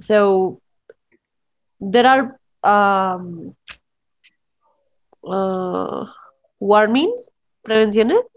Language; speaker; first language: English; non-native, learner; Spanish